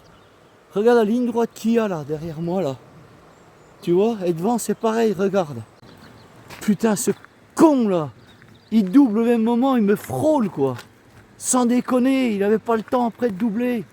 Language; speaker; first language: French; native; French